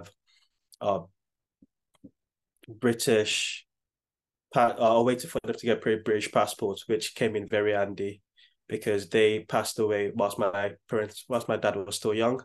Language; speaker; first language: English; non-native, local second language; Yoruba